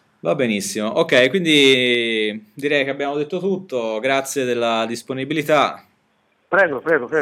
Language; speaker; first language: Italian; native; Italian